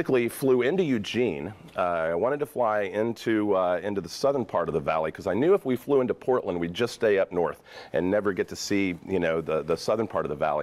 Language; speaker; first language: English; native; English